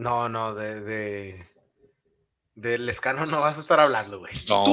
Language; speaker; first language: Spanish; native; Spanish